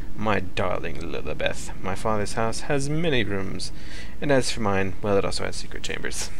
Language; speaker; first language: English; native; English